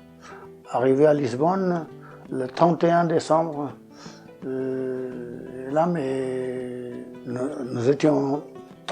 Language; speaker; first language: French; non-native, fluent; Portuguese